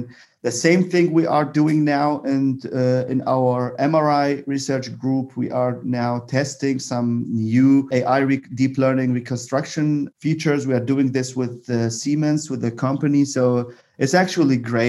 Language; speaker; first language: English; non-native, fluent; Arabic